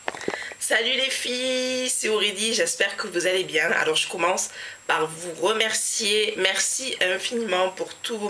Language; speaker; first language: French; native; French